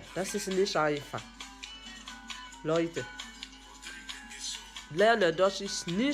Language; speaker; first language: German; non-native, learner; French